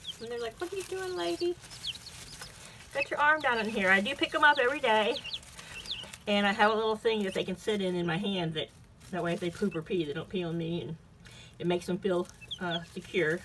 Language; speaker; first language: English; native; English